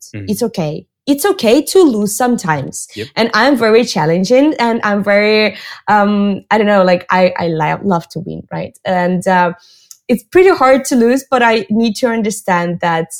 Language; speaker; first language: English; non-native, fluent; Russian